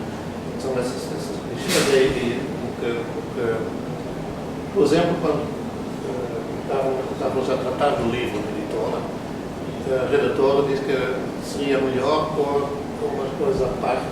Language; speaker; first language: Portuguese; non-native, fluent; Dutch